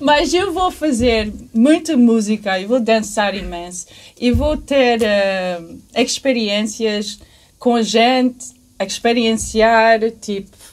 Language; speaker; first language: Portuguese; early bilingual, heritage; English